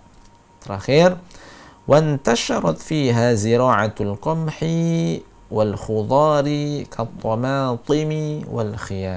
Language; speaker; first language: Arabic; non-native, fluent; Indonesian